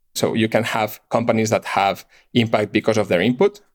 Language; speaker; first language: English; non-native, fluent; Catalan